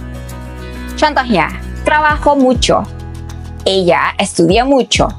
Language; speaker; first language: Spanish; non-native, fluent; Indonesian